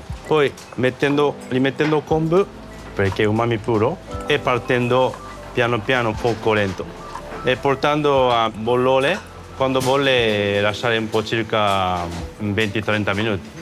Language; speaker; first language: Italian; non-native, learner; Japanese